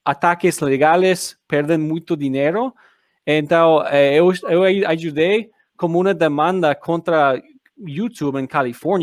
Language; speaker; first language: Portuguese; non-native, learner; English